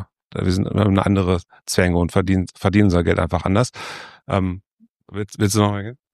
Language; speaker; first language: German; native; German